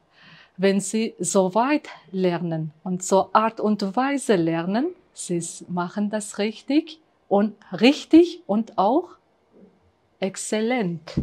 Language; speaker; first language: German; non-native, fluent; Uzbek